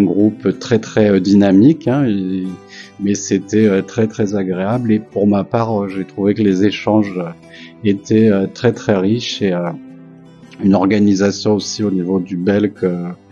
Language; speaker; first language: French; native; French